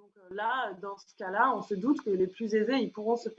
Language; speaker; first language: French; native; French